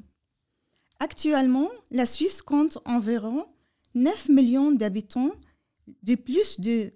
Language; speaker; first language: French; non-native, learner; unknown